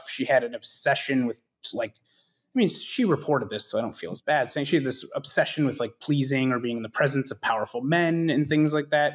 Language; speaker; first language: English; native; English